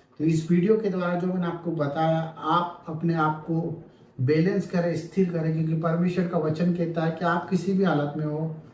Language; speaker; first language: Hindi; native; Hindi